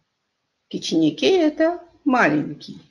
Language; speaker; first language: Russian; non-native, local second language; Kyrgyz